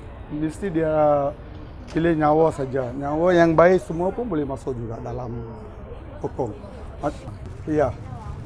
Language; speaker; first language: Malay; non-native, local second language; Tamil